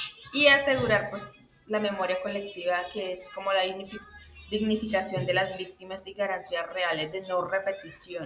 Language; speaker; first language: Spanish; native; Spanish